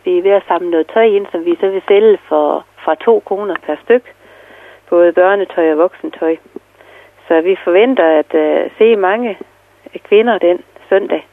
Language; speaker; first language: Danish; native; Danish